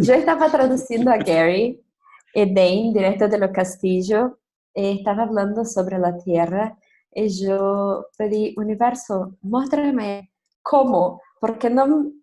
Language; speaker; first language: Spanish; non-native, fluent; Portuguese